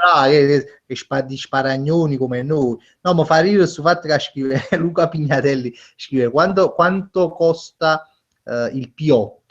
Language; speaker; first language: Italian; native; Italian